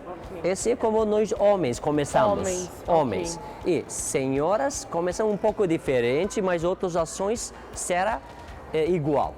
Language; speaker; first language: Portuguese; non-native, learner; Turkish